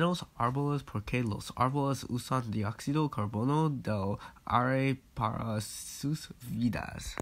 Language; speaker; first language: Spanish; non-native, learner; English